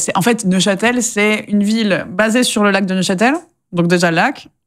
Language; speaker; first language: French; native; French